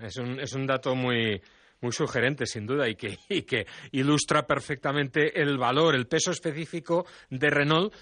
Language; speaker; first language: Spanish; non-native, local second language; Catalan